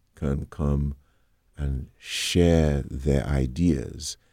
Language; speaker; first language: English; non-native, local second language; Krio